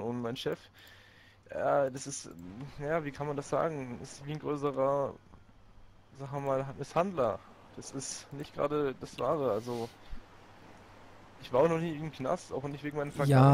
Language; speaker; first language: German; native; German